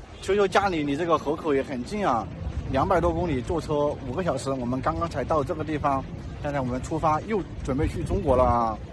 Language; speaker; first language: Chinese; native; Chinese